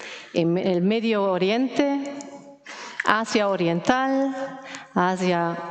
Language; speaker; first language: Spanish; non-native, fluent; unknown